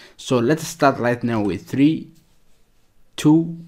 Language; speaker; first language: English; non-native, learner; Arabic